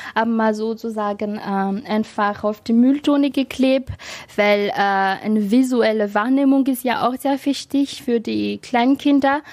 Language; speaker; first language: German; non-native, learner; Malagasy